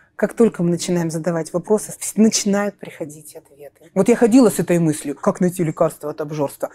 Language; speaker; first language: Russian; native; Russian